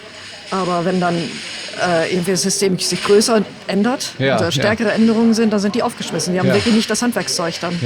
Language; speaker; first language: German; native; German